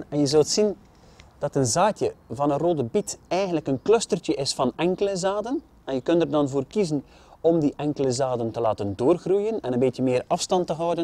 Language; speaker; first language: Dutch; native; Dutch